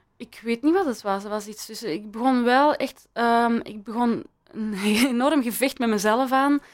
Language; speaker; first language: Dutch; early bilingual, other home language; Persian